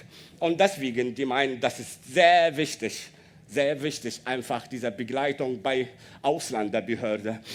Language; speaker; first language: German; non-native, learner; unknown